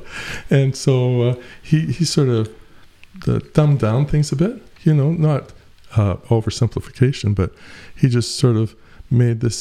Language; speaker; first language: English; native; English